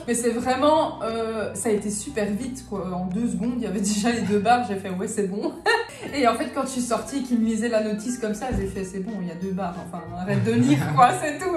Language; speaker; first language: French; native; French